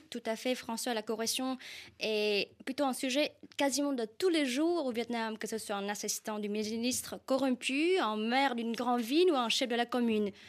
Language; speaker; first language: French; non-native, fluent; Vietnamese